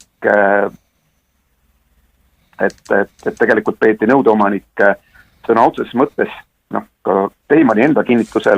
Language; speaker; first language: Estonian; native; Estonian